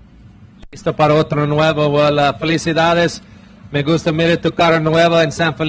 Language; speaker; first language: Spanish; non-native, learner; English